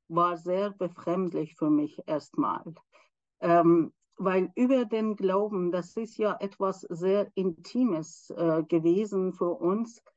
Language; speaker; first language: German; non-native, fluent; Persian